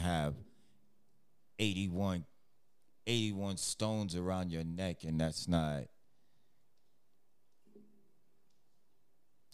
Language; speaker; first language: English; native; English